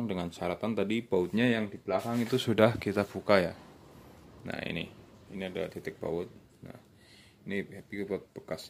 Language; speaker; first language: Indonesian; native; Indonesian